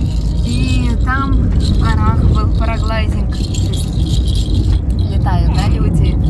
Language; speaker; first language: Russian; native; Russian